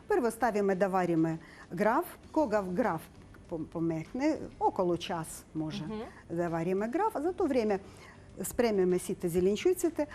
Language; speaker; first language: Macedonian; non-native, learner; Ukrainian